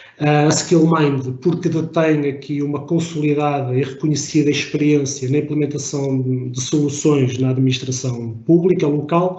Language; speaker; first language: Portuguese; native; Portuguese